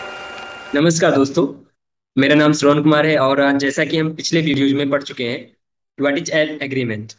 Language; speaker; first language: Hindi; native; Hindi